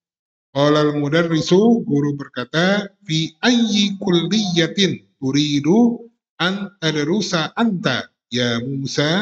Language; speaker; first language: Arabic; non-native, fluent; Indonesian